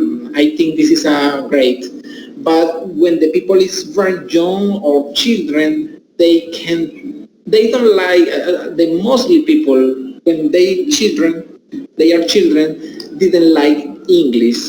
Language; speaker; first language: English; non-native, learner; Spanish